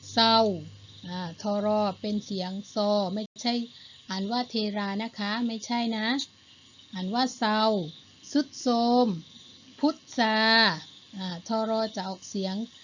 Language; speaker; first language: Thai; non-native, local second language; Malay